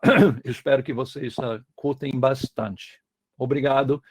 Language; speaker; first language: Portuguese; non-native, fluent; English